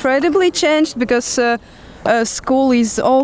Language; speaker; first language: English; non-native, learner; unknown